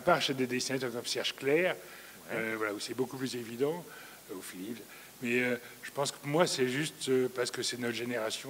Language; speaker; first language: French; native; French